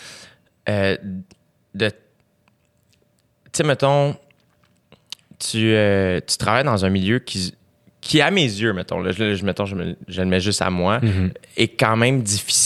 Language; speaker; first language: French; native; French